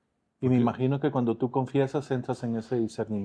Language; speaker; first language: Spanish; native; Spanish